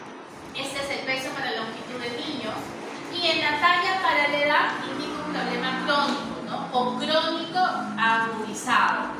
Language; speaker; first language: Spanish; native; Spanish